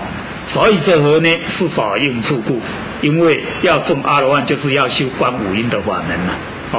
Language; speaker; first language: Chinese; native; Chinese